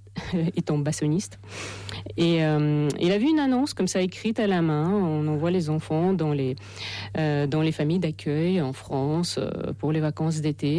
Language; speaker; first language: French; non-native, fluent; Russian